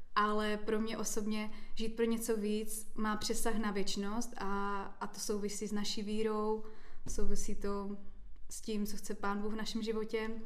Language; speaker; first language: Czech; native; Czech